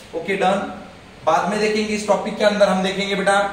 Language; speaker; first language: Hindi; non-native, local second language; Marathi